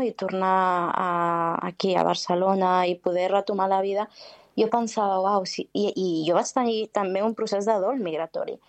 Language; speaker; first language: Catalan; early bilingual, heritage; Catalan